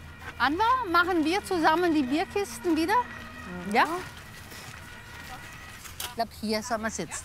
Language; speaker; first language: German; native; German